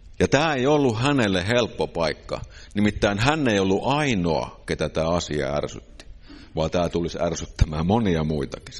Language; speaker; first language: Finnish; native; Finnish